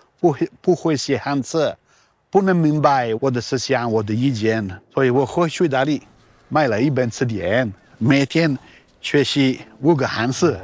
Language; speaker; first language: Chinese; non-native, learner; Italian